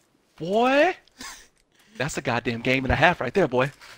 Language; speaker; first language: English; native; English